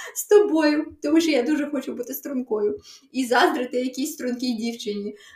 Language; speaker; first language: Ukrainian; non-native, local second language; Russian